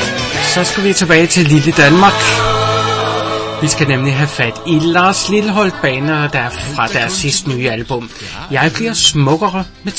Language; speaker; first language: Danish; native; Danish